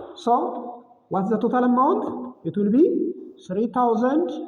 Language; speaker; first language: English; non-native, local second language; Amharic